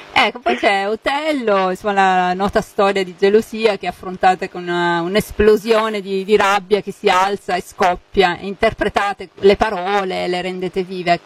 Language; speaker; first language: Italian; native; Italian